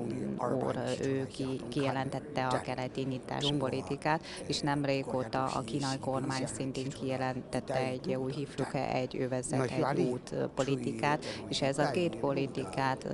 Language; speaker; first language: Hungarian; non-native, learner; Chinese